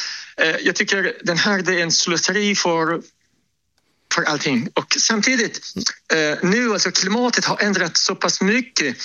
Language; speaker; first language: Swedish; non-native, fluent; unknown